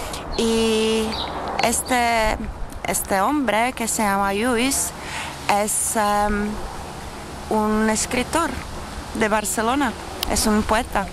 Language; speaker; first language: Spanish; non-native, fluent; Czech